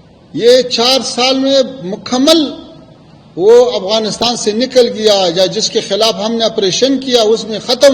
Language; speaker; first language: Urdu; non-native, fluent; Pashto